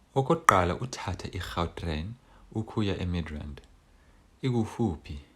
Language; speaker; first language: Xhosa; non-native, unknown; English